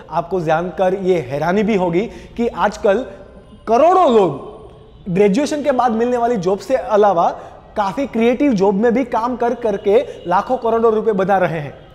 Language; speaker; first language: Hindi; non-native, local second language; Gujarati